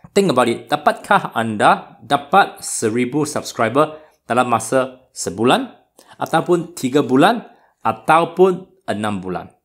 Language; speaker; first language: Malay; non-native, local second language; Chinese